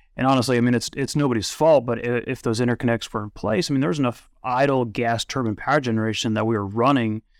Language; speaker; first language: English; native; English